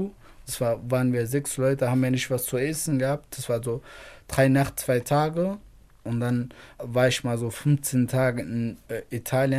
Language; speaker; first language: German; non-native, fluent; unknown